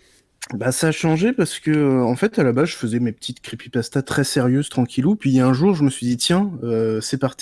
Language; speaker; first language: French; native; French